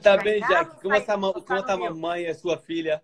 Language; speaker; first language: Portuguese; native; Portuguese